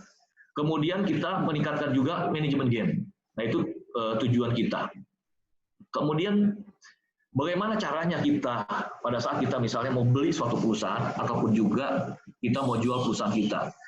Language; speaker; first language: Indonesian; native; Indonesian